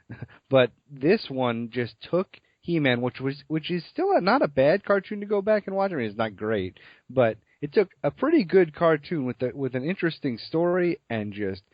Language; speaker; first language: English; native; English